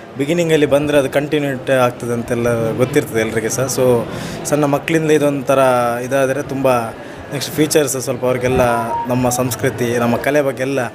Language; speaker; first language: Kannada; non-native, local second language; Tulu